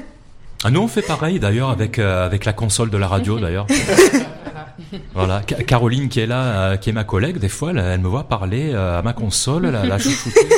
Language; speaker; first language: French; native; French